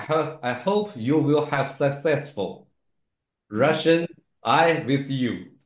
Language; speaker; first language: English; non-native, learner; Chinese